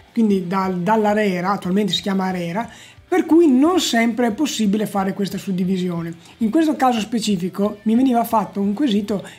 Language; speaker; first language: Italian; native; Italian